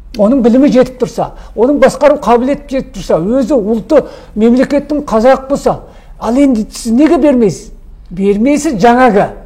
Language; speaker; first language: Kazakh; early bilingual, heritage; Kazakh